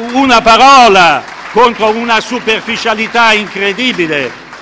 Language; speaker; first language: Italian; native; Italian